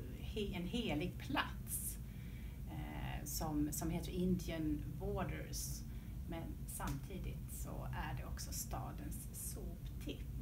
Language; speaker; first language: Swedish; native; Swedish